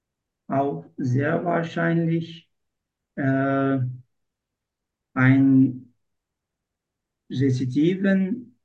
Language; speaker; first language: German; non-native, learner; Turkish